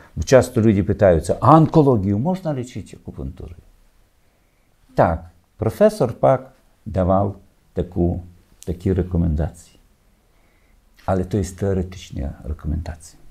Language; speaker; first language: Polish; non-native, learner; Ukrainian